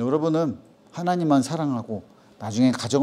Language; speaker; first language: Korean; native; Korean